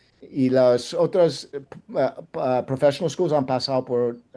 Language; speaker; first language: Spanish; non-native, fluent; English